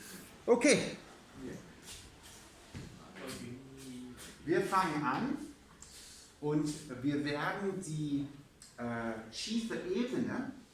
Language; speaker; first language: German; non-native, fluent; English